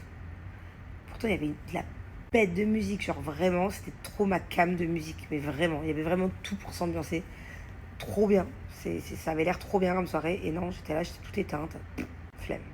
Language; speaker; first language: French; native; French